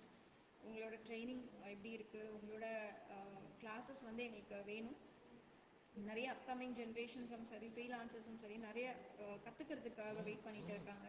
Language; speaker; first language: Tamil; native; Tamil